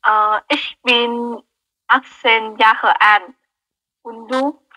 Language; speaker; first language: German; non-native, learner; Vietnamese